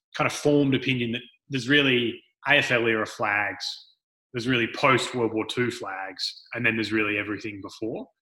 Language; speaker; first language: English; native; English